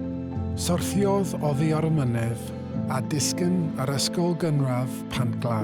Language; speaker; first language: Welsh; non-native, local second language; English